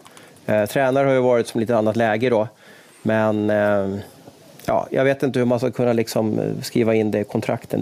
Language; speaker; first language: Swedish; native; Swedish